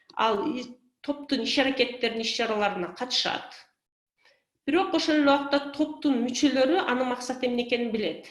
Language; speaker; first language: Kyrgyz; native; Kyrgyz